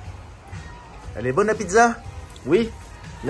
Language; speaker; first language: French; native; French